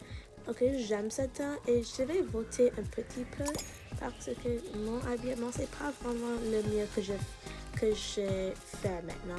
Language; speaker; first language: French; non-native, learner; English